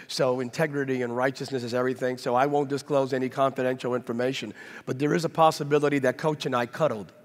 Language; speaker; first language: English; native; English